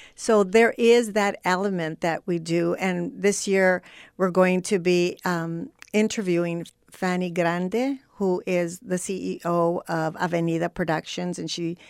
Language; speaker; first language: English; native; English